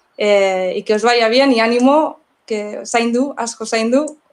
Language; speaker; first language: Spanish; non-native, local second language; Basque